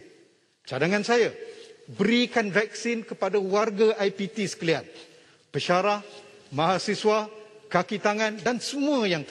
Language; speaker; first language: Malay; native; Malay